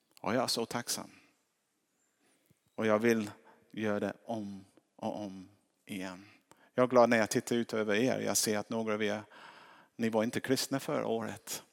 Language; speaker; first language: Swedish; non-native, fluent; English